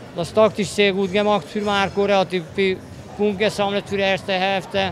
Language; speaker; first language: German; non-native, learner; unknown